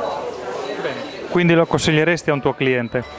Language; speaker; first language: Italian; native; Italian